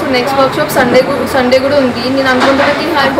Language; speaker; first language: Telugu; early bilingual, heritage; Telugu